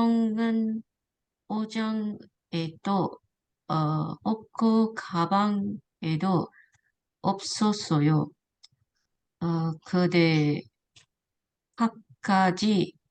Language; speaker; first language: Korean; non-native, learner; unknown